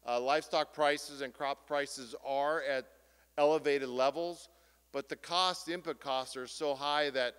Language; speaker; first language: English; native; English